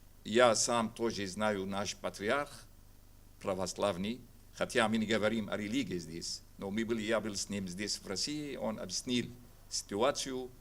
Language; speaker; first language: Russian; non-native, fluent; Arabic